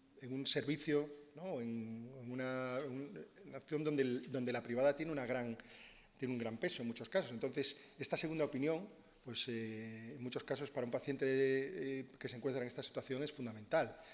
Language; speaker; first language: Spanish; native; Spanish